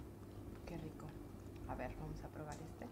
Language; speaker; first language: Spanish; native; Spanish